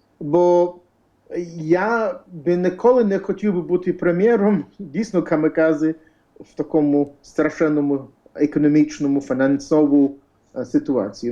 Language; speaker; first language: Ukrainian; early bilingual, heritage; Ukrainian